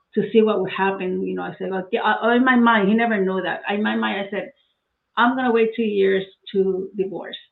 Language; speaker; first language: English; non-native, fluent; Spanish